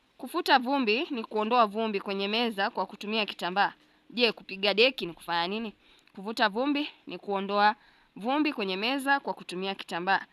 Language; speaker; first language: Swahili; non-native, local second language; Gusii